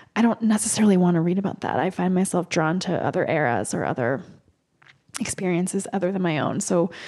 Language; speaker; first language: English; native; English